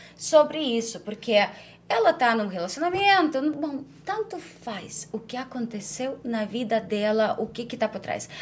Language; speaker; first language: Portuguese; non-native, fluent; Ukrainian